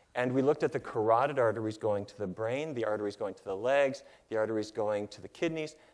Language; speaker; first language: English; native; English